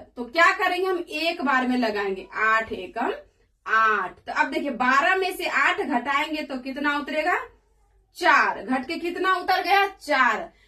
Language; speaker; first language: Hindi; native; Hindi